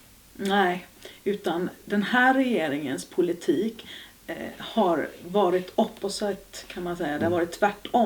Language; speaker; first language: Swedish; native; Swedish